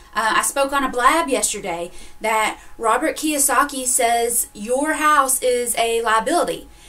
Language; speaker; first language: English; native; English